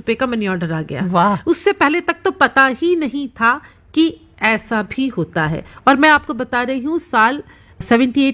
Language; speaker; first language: Hindi; native; Hindi